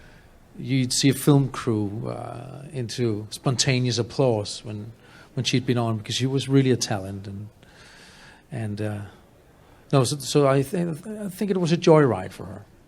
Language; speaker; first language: English; non-native, fluent; Danish